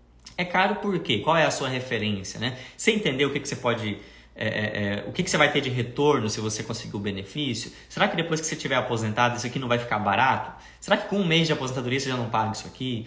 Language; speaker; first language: Portuguese; native; Portuguese